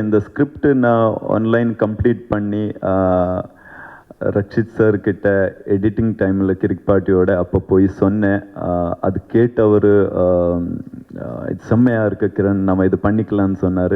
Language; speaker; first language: Tamil; non-native, learner; Kannada